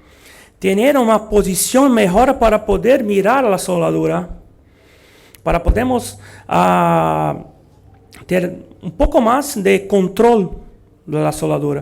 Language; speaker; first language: Spanish; non-native, learner; Portuguese